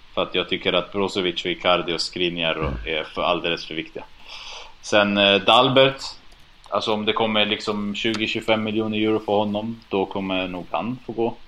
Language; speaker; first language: Swedish; early bilingual, other home language; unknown